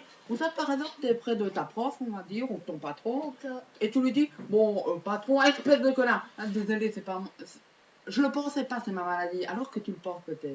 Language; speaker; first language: French; native; French